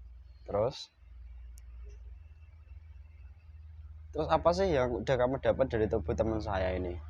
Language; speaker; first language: Indonesian; native; Indonesian